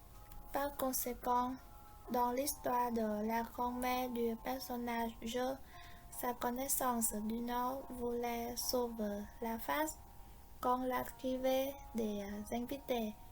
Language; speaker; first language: French; non-native, fluent; Vietnamese